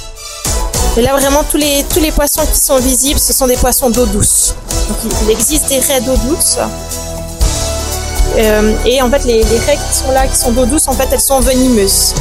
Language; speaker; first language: French; native; French